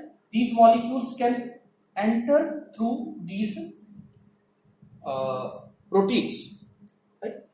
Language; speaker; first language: English; non-native, local second language; Hindi